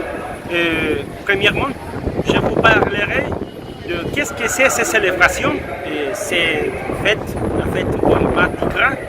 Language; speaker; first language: French; non-native, learner; Spanish